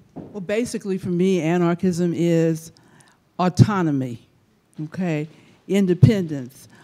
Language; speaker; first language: English; native; English